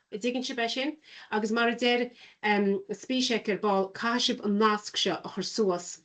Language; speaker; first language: Irish; native; Irish